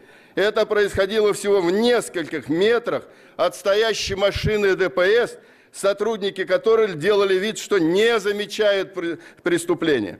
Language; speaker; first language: Russian; native; Russian